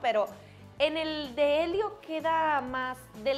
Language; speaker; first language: Spanish; native; Spanish